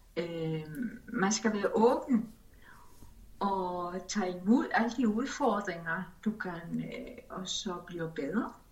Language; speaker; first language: Danish; non-native, fluent; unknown